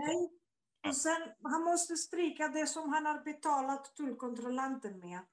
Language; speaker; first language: Swedish; non-native, fluent; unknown